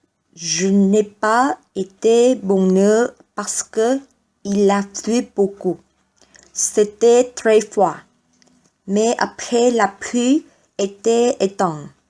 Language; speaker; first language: French; non-native, learner; Vietnamese